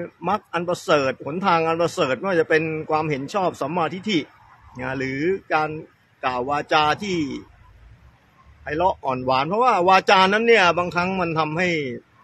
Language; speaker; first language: Thai; native; Thai